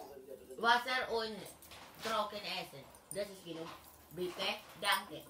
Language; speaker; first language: German; non-native, learner; Filipino